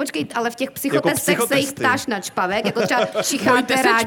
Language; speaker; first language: Czech; native; Czech